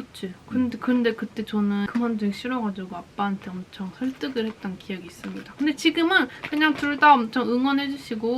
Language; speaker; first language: Korean; native; Korean